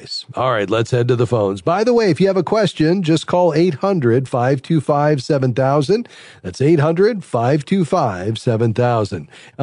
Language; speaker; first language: English; native; English